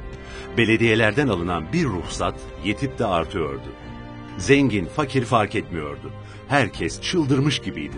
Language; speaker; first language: Turkish; native; Turkish